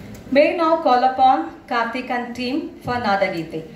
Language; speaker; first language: English; non-native, local second language; Kannada